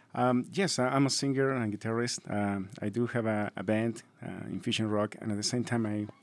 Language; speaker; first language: English; non-native, fluent; Spanish